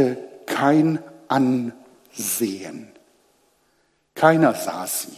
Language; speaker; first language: German; native; German